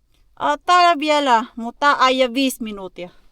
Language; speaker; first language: Finnish; non-native, learner; Filipino